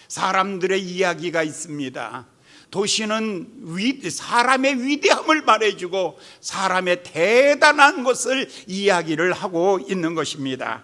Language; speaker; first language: Korean; native; Korean